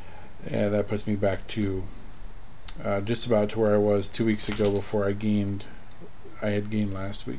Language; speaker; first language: English; native; English